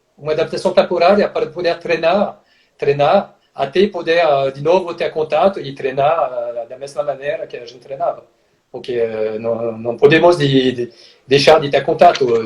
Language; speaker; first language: Portuguese; non-native, fluent; French